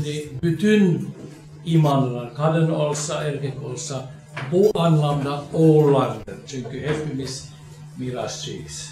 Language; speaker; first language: Turkish; non-native, fluent; Finnish